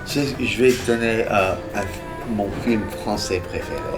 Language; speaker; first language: French; early bilingual, heritage; English